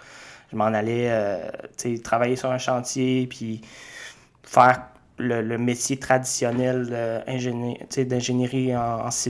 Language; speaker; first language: French; native; French